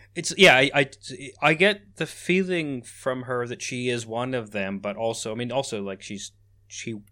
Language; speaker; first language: English; native; English